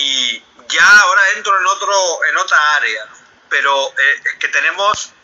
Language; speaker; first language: Spanish; native; Spanish